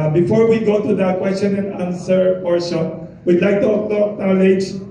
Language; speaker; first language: English; non-native, local second language; Filipino